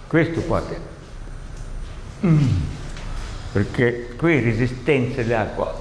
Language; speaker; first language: Italian; non-native, learner; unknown